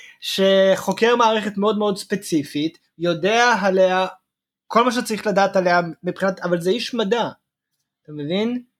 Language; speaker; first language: Hebrew; native; Hebrew